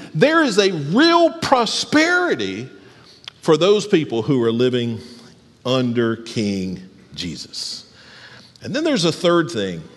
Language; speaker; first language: English; native; English